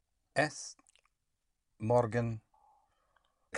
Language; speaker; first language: German; non-native, learner; English